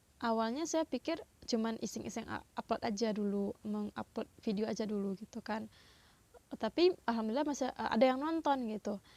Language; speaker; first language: Indonesian; non-native, local second language; Minangkabau